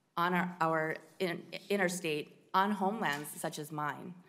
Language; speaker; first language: English; native; English